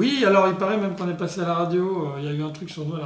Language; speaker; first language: French; native; French